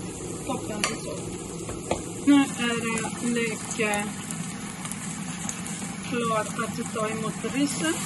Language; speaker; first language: Swedish; non-native, fluent; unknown